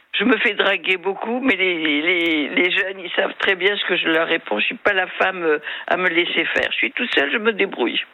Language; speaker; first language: French; non-native, local second language; Malagasy